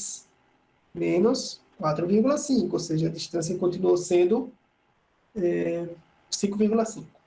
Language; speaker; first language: Portuguese; native; Portuguese